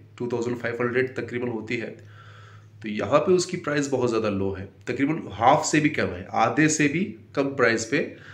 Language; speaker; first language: Urdu; non-native, fluent; Baluchi